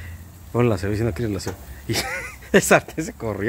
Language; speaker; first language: Spanish; native; Spanish